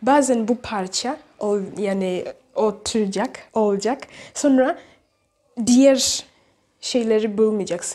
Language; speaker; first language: Turkish; non-native, learner; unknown